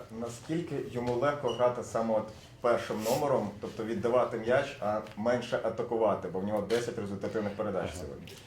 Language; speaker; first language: Ukrainian; native; Ukrainian